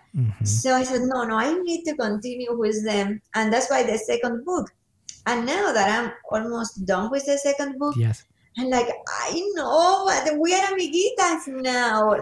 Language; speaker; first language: English; non-native, fluent; Spanish